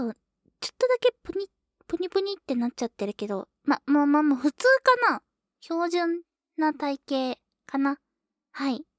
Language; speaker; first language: Japanese; native; Japanese